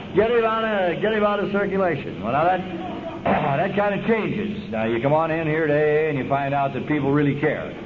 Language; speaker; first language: English; native; English